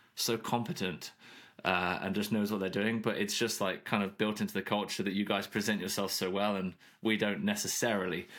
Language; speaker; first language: English; native; English